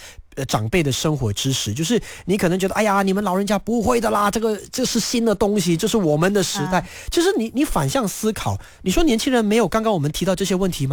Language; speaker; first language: Chinese; native; Chinese